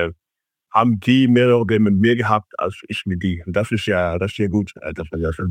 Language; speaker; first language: German; non-native, fluent; Faroese